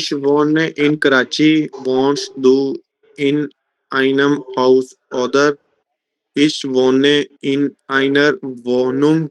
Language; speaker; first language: German; non-native, learner; Urdu